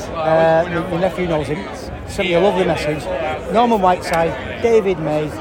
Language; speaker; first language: English; native; English